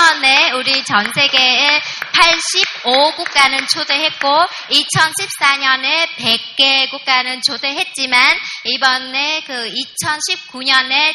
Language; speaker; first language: Korean; non-native, fluent; Vietnamese